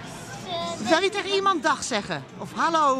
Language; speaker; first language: Dutch; native; Dutch